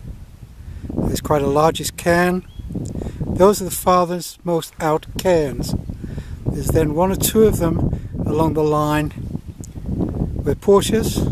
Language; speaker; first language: English; native; English